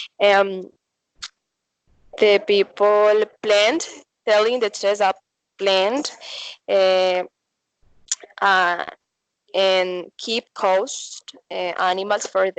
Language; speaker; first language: English; non-native, learner; Spanish